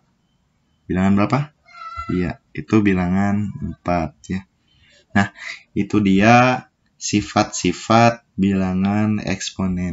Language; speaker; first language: Indonesian; native; Indonesian